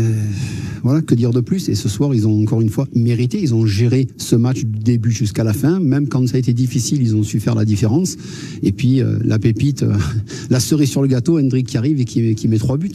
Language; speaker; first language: French; native; French